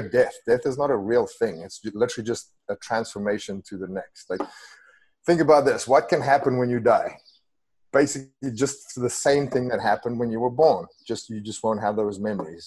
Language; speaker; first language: English; non-native, local second language; Afrikaans